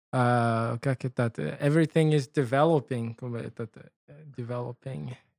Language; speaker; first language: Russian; non-native, learner; English